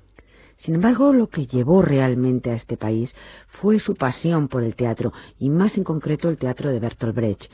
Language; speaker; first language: Spanish; native; Spanish